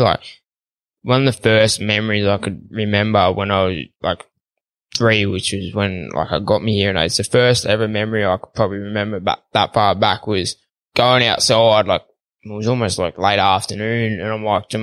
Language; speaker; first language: English; native; English